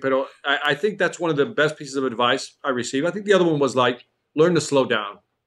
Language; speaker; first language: English; early bilingual, other home language; Spanish